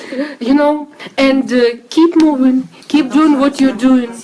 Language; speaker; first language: English; non-native, learner; Russian